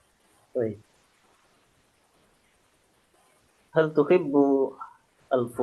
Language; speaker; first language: Arabic; non-native, learner; Indonesian